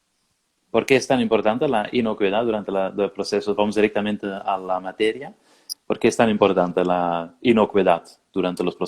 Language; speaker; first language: Spanish; non-native, fluent; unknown